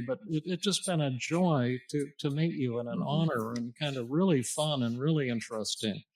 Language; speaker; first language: English; native; English